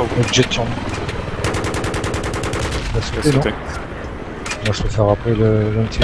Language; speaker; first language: French; native; French